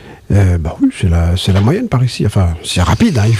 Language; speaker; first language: French; native; French